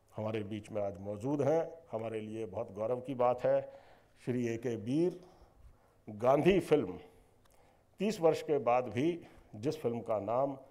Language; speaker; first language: Hindi; native; Hindi